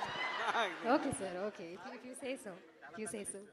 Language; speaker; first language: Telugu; non-native, learner; Malayalam